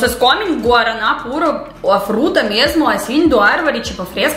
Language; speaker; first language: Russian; native; Russian